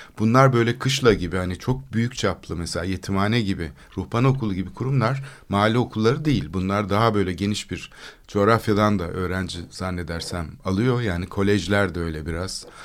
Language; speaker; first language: Turkish; native; Turkish